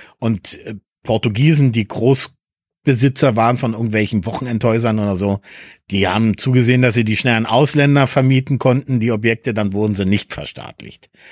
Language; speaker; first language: German; early bilingual, other home language; Spanish